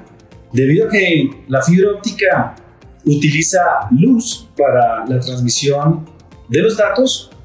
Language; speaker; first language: Spanish; native; Spanish